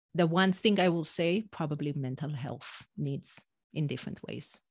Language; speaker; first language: English; non-native, fluent; Hebrew